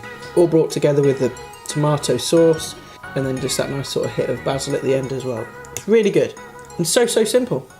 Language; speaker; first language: English; native; English